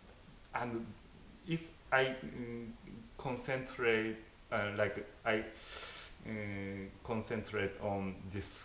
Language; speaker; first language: English; non-native, fluent; Japanese